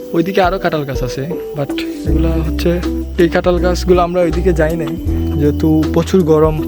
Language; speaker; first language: Bangla; non-native, local second language; Sylheti